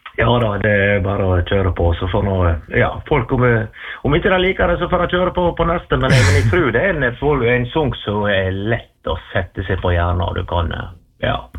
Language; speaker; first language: Norwegian; native; Norwegian